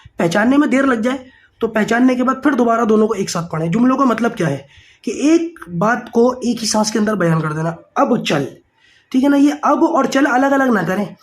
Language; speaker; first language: Urdu; native; Urdu